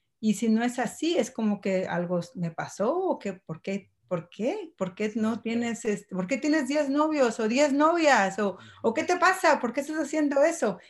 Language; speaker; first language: Spanish; early bilingual, heritage; Spanish